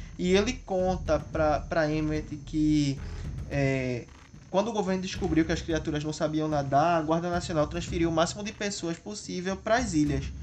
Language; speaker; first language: Portuguese; native; Portuguese